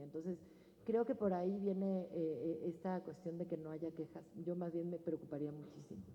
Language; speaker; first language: Spanish; native; Spanish